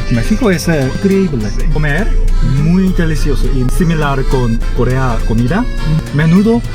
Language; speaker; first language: Spanish; non-native, learner; Korean